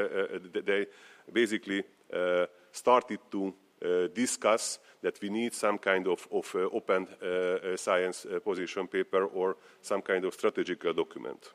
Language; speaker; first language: English; non-native, fluent; Hungarian